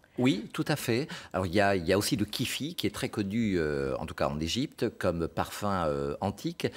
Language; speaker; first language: French; native; French